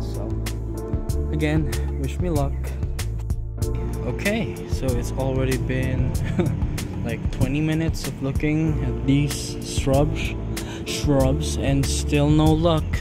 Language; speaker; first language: English; non-native, local second language; Filipino